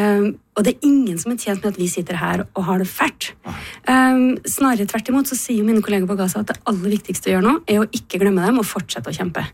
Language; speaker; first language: Norwegian; native; Norwegian